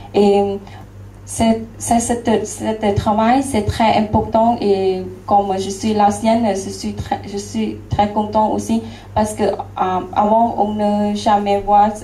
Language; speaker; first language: French; non-native, learner; Lao